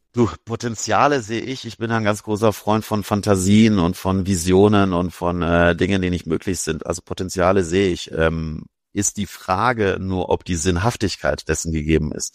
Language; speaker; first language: German; native; German